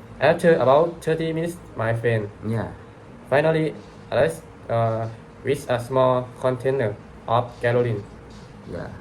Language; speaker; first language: English; non-native, learner; Thai